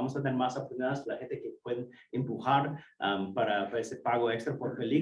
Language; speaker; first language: Spanish; non-native, fluent; English